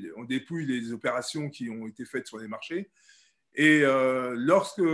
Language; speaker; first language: French; native; French